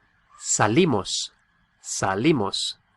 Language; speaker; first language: Spanish; non-native, fluent; English